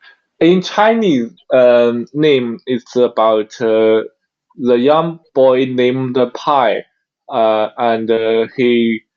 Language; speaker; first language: English; non-native, learner; Chinese